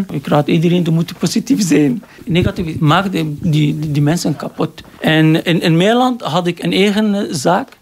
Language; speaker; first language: Dutch; non-native, learner; Arabic